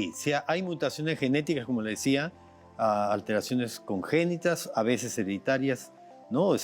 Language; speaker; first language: Spanish; native; Spanish